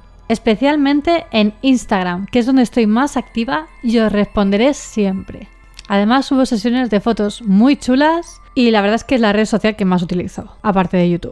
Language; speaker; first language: Spanish; native; Spanish